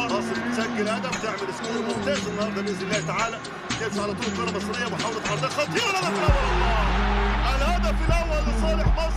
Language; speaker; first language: Arabic; native; Arabic